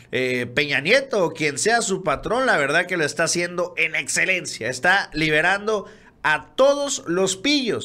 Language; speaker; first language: Spanish; native; Spanish